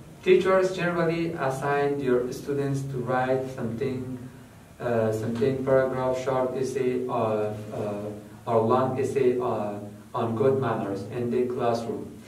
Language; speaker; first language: English; non-native, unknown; Persian